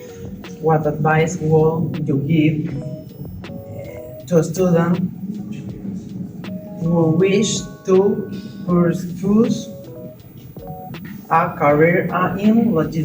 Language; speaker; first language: English; non-native, learner; Spanish